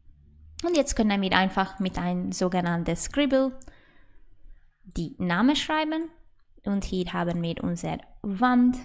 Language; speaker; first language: German; non-native, fluent; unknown